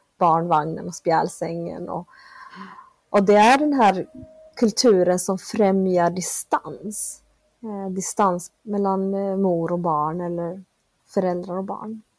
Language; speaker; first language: Swedish; early bilingual, other home language; Spanish